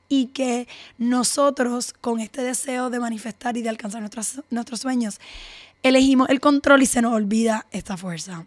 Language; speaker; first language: Spanish; early bilingual, heritage; Spanish